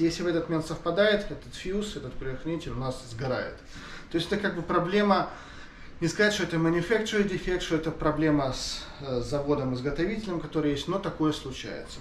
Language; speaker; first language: Russian; non-native, local second language; Ukrainian